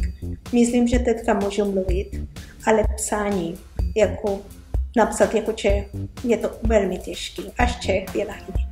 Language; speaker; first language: Czech; non-native, learner; Spanish